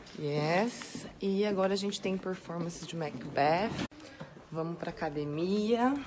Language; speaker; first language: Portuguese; native; Portuguese